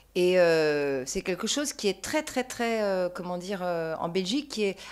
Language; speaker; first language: French; native; French